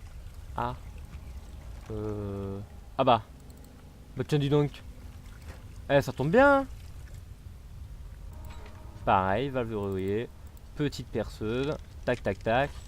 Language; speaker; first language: French; native; French